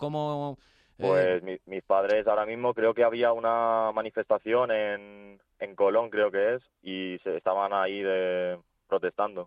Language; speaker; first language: Spanish; early bilingual, other home language; Ukrainian